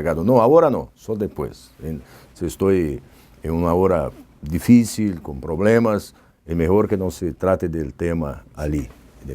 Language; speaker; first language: Spanish; non-native, fluent; Portuguese